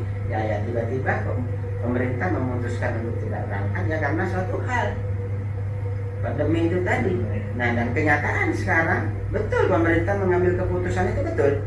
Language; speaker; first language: Indonesian; native; Indonesian